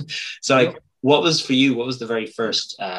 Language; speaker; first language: English; native; English